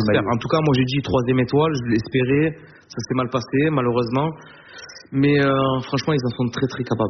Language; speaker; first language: French; native; French